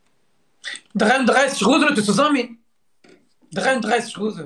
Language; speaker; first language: German; non-native, learner; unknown